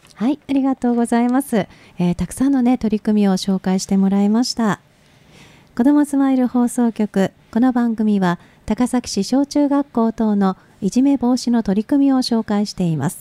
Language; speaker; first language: Japanese; native; Japanese